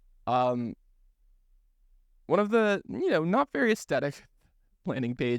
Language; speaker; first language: English; native; English